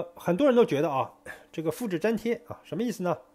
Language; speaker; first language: Chinese; native; Chinese